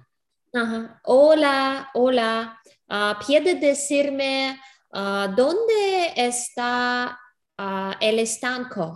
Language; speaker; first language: Spanish; non-native, learner; English